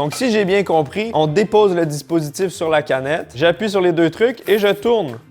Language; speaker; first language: French; native; French